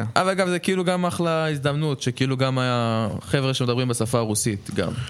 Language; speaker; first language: Hebrew; native; Hebrew